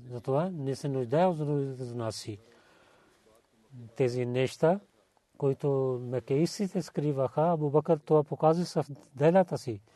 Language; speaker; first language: Bulgarian; non-native, learner; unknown